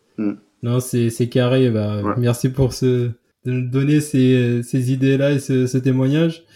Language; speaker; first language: French; early bilingual, other home language; Kabuverdianu